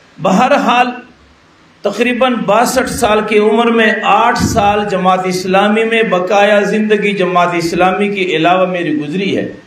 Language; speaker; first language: Urdu; non-native, local second language; Pashto